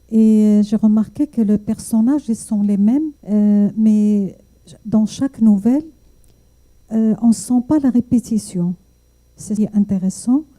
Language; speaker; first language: French; non-native, local second language; Arabic